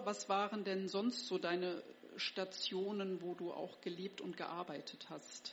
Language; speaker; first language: German; native; German